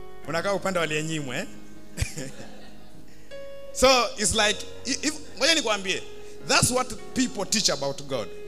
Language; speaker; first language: English; non-native, local second language; Swahili